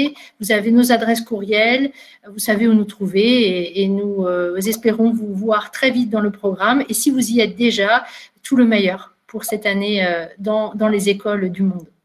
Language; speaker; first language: French; native; French